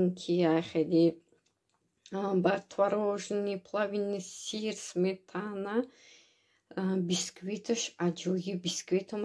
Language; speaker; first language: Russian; non-native, local second language; Tajik